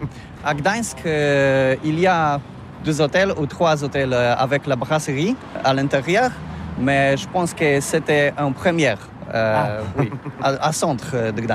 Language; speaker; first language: French; non-native, learner; Polish